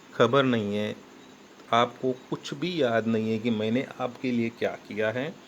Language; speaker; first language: Hindi; non-native, local second language; Marathi